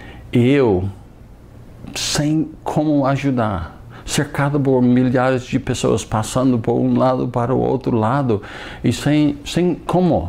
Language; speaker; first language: Portuguese; non-native, fluent; English